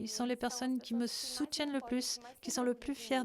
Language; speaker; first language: French; non-native, fluent; Portuguese